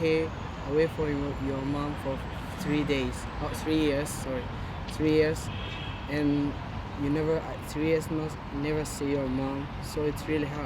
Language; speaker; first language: English; non-native, learner; Arabic